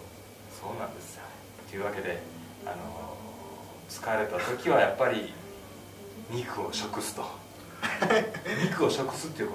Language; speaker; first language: Japanese; native; Japanese